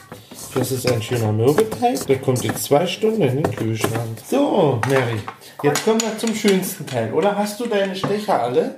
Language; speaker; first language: German; native; German